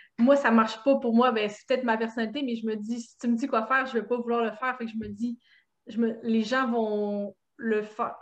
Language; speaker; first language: French; native; French